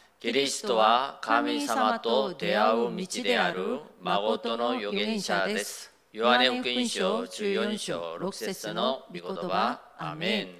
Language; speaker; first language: Japanese; non-native, fluent; Korean